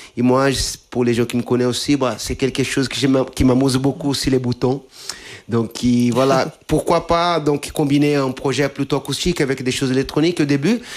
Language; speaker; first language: French; non-native, fluent; Portuguese